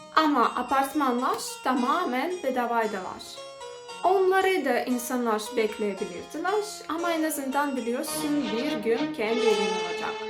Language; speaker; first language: Turkish; non-native, fluent; Russian